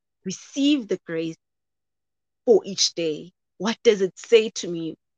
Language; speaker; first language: English; non-native, local second language; Zulu